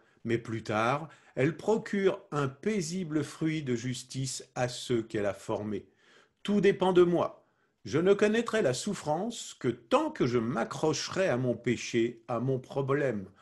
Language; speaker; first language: French; native; French